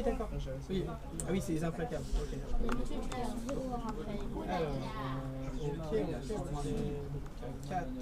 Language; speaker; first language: French; native; French